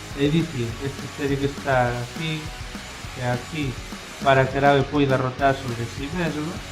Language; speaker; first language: Galician; non-native, local second language; Spanish